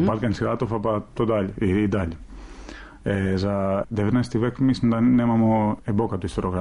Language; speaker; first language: Serbian; non-native, fluent; Greek